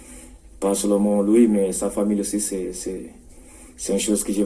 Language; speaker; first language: French; non-native, fluent; Portuguese